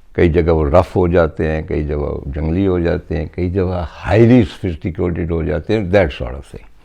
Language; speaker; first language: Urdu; non-native, local second language; Punjabi